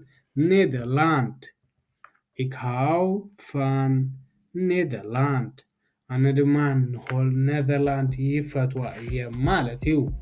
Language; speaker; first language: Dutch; non-native, fluent; Tigrinya